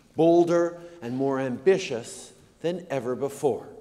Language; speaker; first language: English; native; English